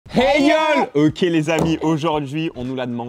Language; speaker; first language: French; native; French